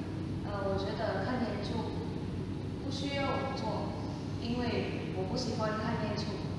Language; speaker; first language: Chinese; non-native, learner; Indonesian